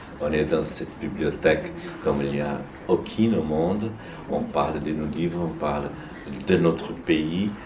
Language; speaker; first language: French; non-native, learner; Portuguese